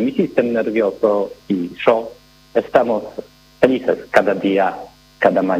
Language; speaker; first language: Spanish; non-native, learner; Polish